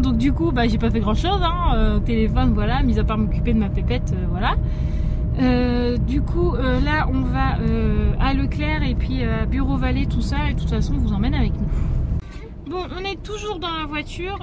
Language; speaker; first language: French; native; French